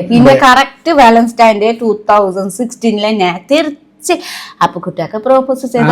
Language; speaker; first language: Malayalam; non-native, fluent; Nepali